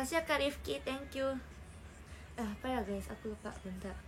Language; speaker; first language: Indonesian; native; Indonesian